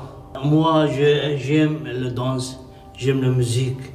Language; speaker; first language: French; non-native, learner; Arabic